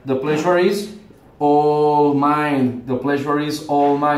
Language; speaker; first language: English; non-native, fluent; Spanish